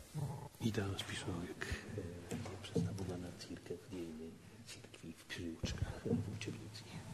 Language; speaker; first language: Czech; non-native, fluent; Polish